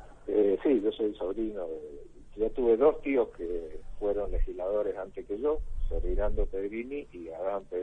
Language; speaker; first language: Spanish; native; Spanish